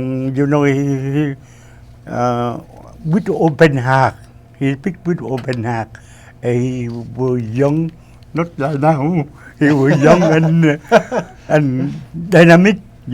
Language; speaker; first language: English; non-native, learner; Vietnamese